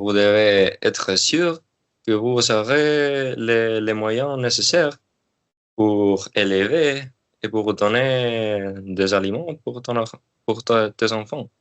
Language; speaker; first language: French; non-native, learner; Spanish